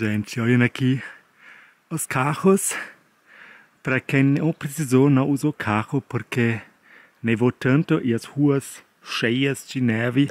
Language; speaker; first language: Portuguese; non-native, fluent; German